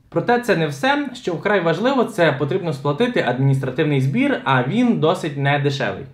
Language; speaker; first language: Ukrainian; native; Ukrainian